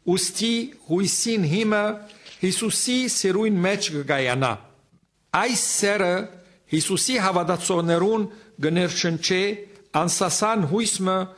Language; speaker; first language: Armenian; native; Armenian